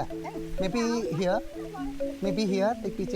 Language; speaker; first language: English; non-native, learner; Indonesian